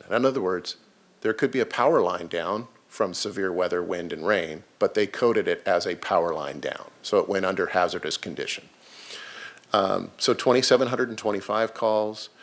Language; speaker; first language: English; native; English